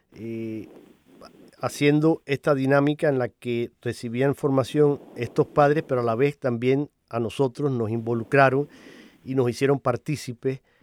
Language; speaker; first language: Spanish; native; Spanish